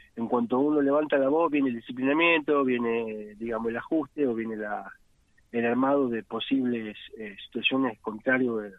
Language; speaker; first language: Spanish; native; Spanish